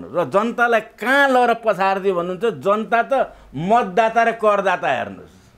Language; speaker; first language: Nepali; native; Nepali